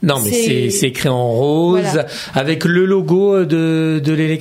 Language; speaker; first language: French; native; French